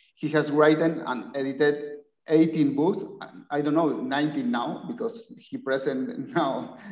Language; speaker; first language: English; non-native, learner; Spanish